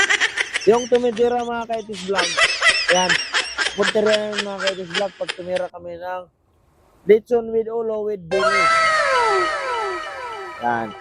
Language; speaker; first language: Filipino; non-native, local second language; Cebuano